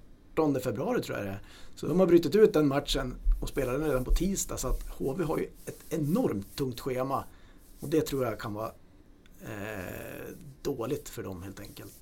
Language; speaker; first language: Swedish; native; Swedish